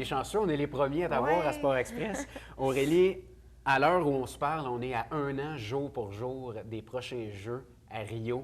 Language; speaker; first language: French; native; French